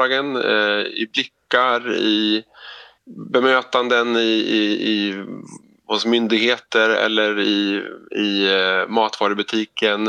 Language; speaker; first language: Swedish; native; Swedish